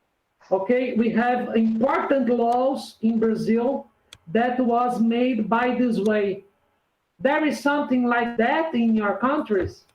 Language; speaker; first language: English; non-native, learner; Portuguese